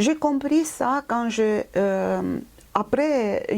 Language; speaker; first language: French; non-native, fluent; Romanian